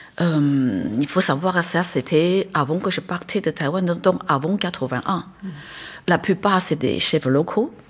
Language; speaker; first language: French; non-native, fluent; Chinese